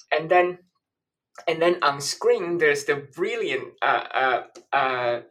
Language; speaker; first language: English; non-native, fluent; Chinese